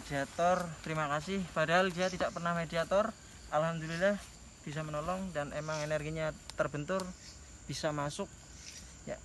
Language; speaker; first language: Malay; non-native, local second language; Javanese